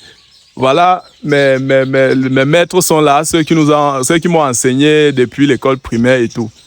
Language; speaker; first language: French; native; French